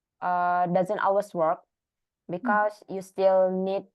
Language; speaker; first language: English; non-native, learner; Indonesian